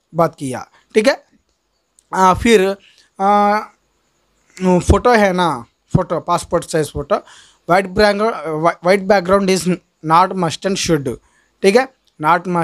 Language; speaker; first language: Hindi; non-native, local second language; Telugu